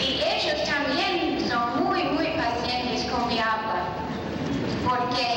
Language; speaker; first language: Spanish; non-native, fluent; English